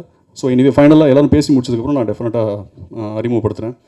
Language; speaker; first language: Tamil; native; Tamil